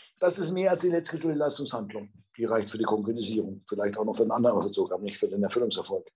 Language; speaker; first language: German; native; German